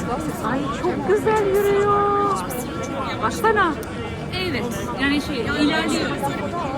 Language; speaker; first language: Turkish; non-native, fluent; Albanian